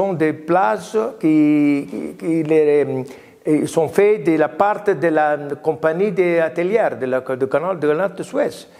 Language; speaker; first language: French; non-native, learner; Greek